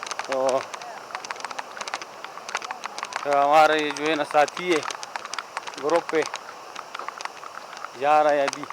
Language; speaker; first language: Hindi; non-native, local second language; Pashto